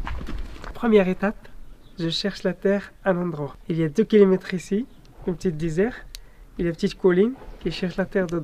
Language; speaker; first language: French; non-native, local second language; Arabic